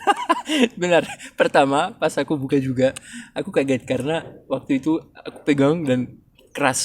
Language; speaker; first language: Indonesian; non-native, fluent; French